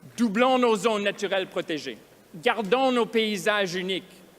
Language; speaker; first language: French; non-native, local second language; English